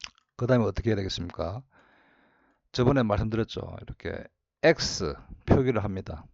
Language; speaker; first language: Korean; native; Korean